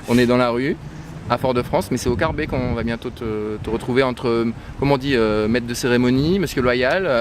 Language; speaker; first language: French; native; French